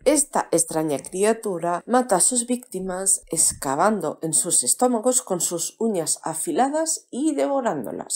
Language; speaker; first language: Spanish; native; Spanish